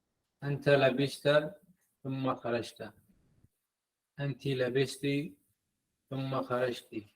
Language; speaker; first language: Arabic; non-native, learner; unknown